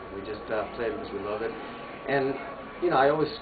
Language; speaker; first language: English; native; English